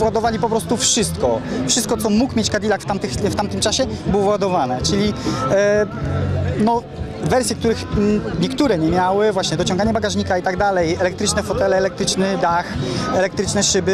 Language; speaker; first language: Polish; native; Polish